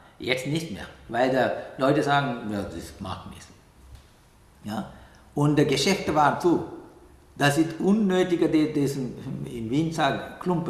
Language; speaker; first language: German; non-native, fluent; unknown